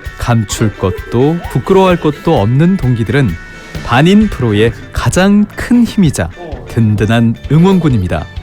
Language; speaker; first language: Korean; native; Korean